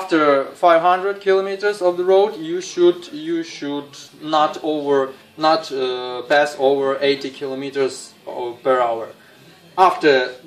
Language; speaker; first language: English; non-native, fluent; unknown